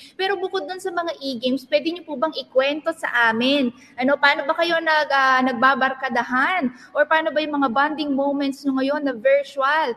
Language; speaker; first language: Filipino; non-native, local second language; Pampanga